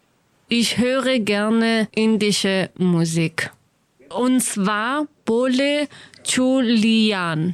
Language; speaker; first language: German; non-native, learner; Kurdish